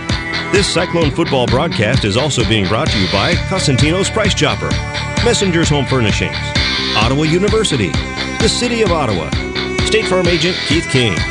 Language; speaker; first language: English; native; English